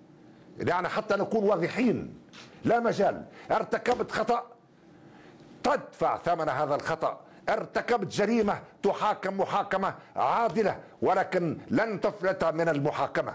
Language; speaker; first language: Arabic; native; Arabic